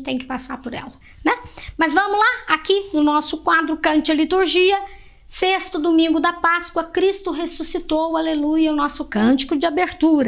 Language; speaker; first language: Portuguese; native; Portuguese